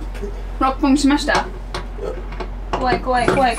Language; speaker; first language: Japanese; non-native, learner; English